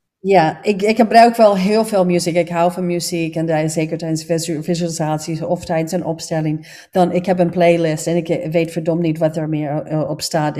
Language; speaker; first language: Dutch; non-native, fluent; English